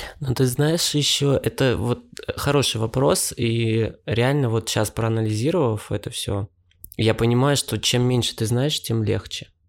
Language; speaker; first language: Russian; native; Russian